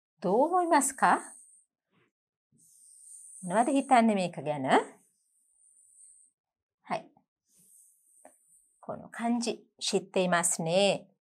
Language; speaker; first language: Japanese; non-native, fluent; Sinhala